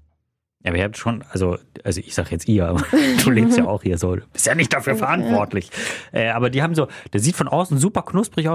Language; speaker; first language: German; native; German